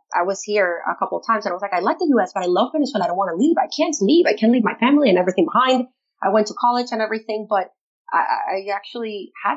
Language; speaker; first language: English; non-native, fluent; Spanish